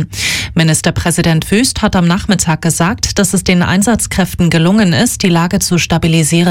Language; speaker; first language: German; native; German